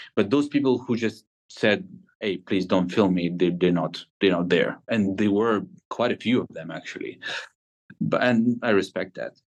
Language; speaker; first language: English; non-native, fluent; Ukrainian